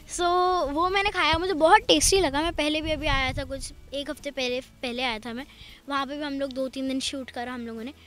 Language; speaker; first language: Hindi; native; Hindi